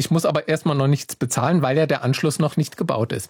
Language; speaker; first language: German; native; German